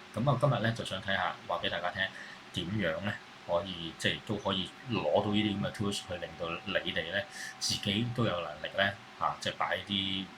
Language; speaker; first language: Cantonese; native; Cantonese